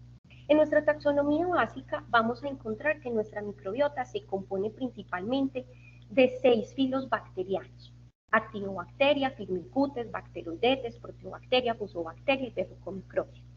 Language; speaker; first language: Spanish; native; Spanish